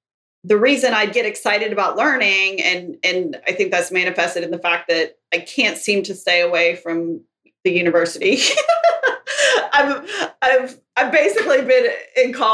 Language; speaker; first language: English; native; English